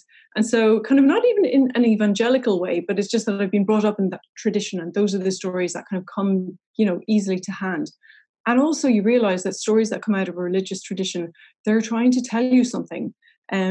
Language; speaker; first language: English; native; English